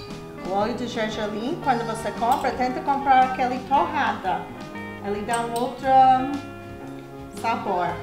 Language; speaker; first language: Portuguese; non-native, fluent; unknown